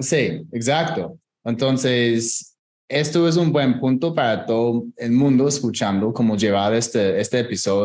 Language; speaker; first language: Spanish; non-native, fluent; English